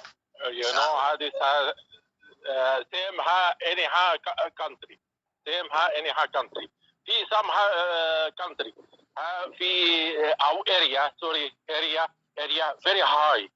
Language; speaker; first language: English; non-native, learner; Arabic